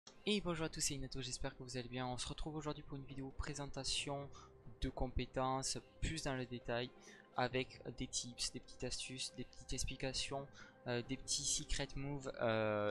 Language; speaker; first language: French; native; French